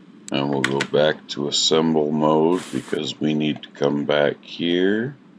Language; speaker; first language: English; native; English